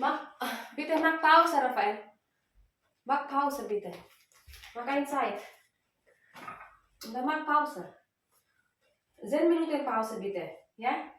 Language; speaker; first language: German; non-native, learner; Filipino